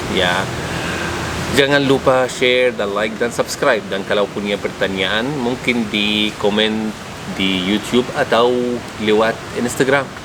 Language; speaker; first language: Indonesian; non-native, fluent; Arabic